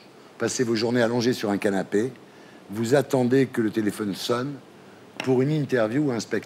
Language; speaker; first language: French; native; French